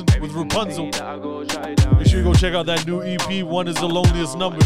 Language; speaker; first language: English; native; English